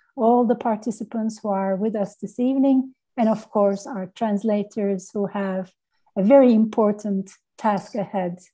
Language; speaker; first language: English; non-native, fluent; Turkish